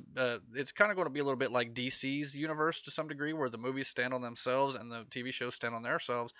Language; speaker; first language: English; native; English